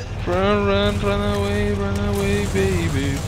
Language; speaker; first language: English; non-native, learner; Spanish